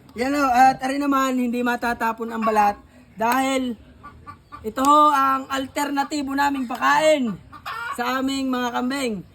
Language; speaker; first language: Filipino; native; Filipino